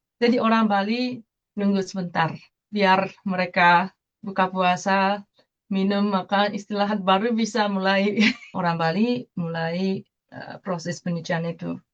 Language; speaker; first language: Indonesian; non-native, fluent; Japanese